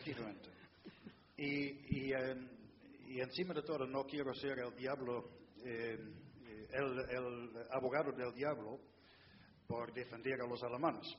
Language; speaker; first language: Spanish; non-native, fluent; Dutch